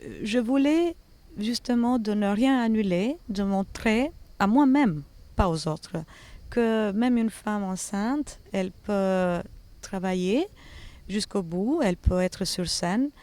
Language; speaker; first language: French; non-native, fluent; Albanian